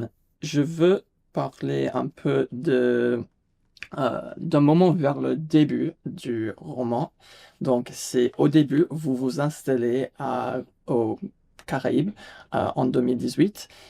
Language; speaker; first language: French; non-native, fluent; English